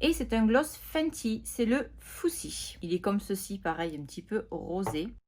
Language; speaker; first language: French; native; French